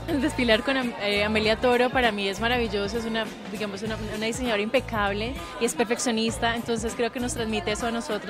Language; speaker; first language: Spanish; native; Spanish